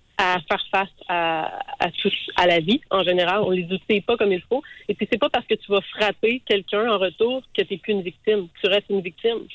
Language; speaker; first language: French; native; French